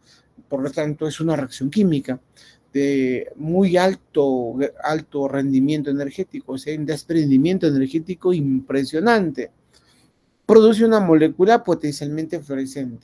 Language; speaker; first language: Spanish; native; Spanish